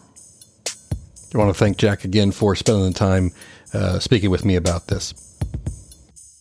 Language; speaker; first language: English; native; English